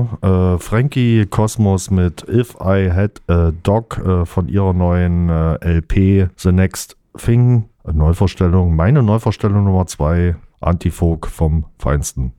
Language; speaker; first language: German; native; German